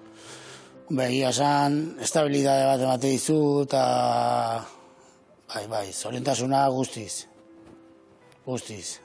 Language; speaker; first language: Basque; native; Basque